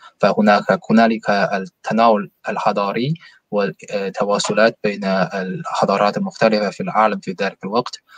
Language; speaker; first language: Arabic; non-native, fluent; Chinese